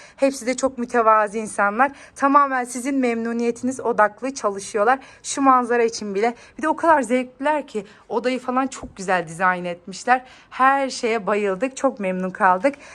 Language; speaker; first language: Turkish; native; Turkish